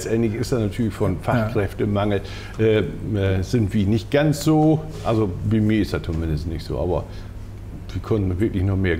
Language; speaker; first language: German; native; German